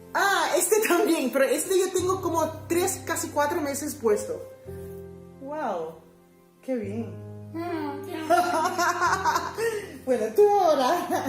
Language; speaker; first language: Spanish; non-native, fluent; Papiamento